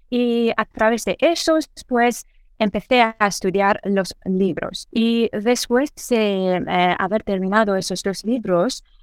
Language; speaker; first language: Spanish; non-native, fluent; Persian